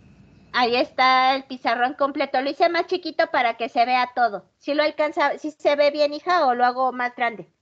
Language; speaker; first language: Spanish; native; Spanish